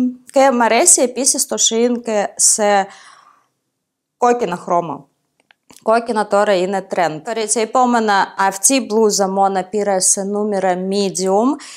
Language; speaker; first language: Greek; non-native, fluent; Ukrainian